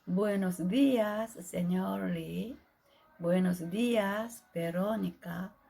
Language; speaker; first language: Spanish; non-native, fluent; Korean